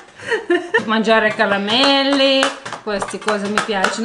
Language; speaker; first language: Italian; early bilingual, other home language; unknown